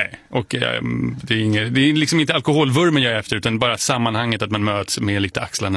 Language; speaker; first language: Swedish; native; Swedish